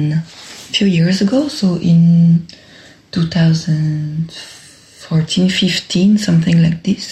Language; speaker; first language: English; non-native, fluent; French